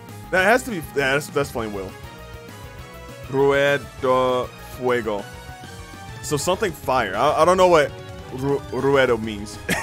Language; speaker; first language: English; native; English